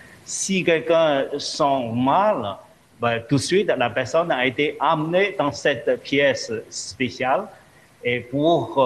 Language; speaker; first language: French; non-native, fluent; Chinese